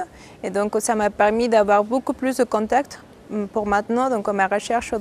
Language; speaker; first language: French; non-native, fluent; Spanish